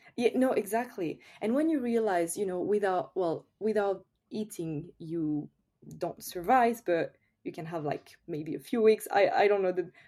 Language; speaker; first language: English; non-native, fluent; French